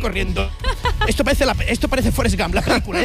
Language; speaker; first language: Spanish; native; Spanish